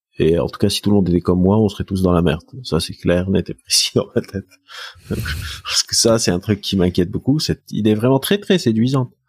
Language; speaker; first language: French; non-native, local second language; Arabic